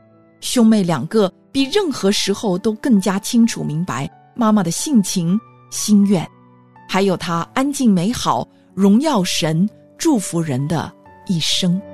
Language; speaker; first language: Chinese; native; Chinese